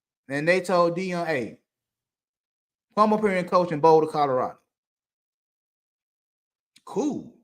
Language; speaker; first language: English; native; English